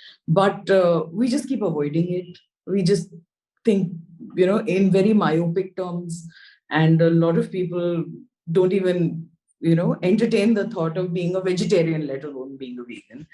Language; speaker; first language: English; non-native, local second language; Hindi